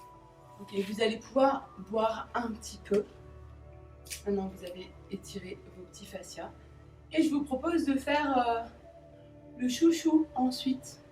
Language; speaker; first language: French; native; French